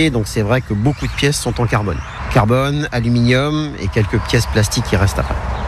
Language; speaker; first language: French; native; French